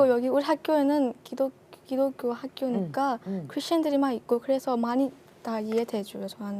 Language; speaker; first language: Korean; non-native, learner; Burmese